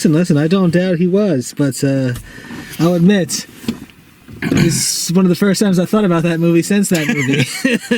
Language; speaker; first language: English; native; English